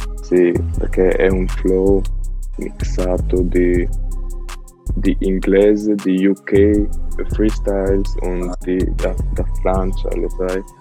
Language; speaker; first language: Italian; non-native, learner; Albanian